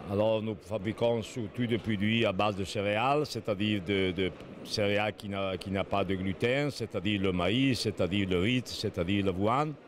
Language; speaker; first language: French; non-native, fluent; Italian